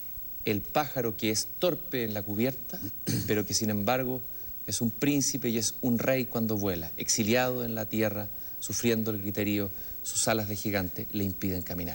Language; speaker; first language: Spanish; native; Spanish